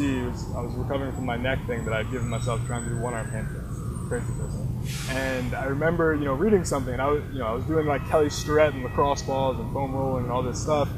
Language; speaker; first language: English; native; English